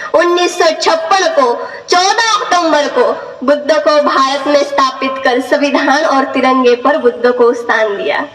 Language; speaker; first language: Hindi; non-native, local second language; Marathi